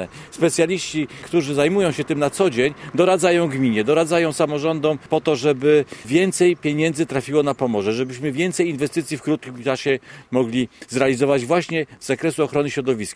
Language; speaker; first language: Polish; native; Polish